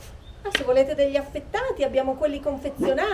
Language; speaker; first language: Italian; native; Italian